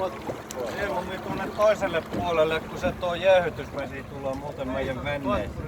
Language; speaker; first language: Finnish; native; Finnish